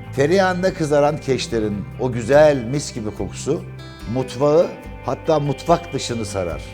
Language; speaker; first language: Turkish; native; Turkish